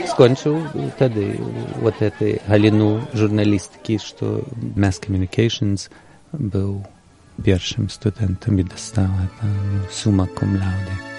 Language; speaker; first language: Belarusian; early bilingual, heritage; Belarusian